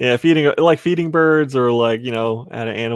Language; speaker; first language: English; native; English